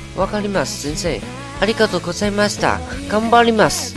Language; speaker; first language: Japanese; non-native, learner; Chinese